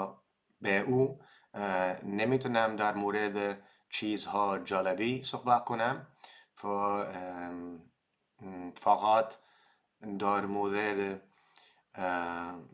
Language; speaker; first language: Persian; non-native, learner; Dutch